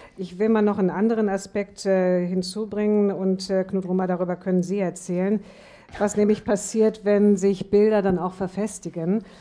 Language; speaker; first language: German; native; German